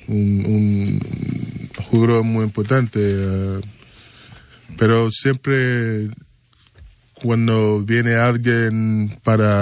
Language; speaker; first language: Spanish; non-native, learner; English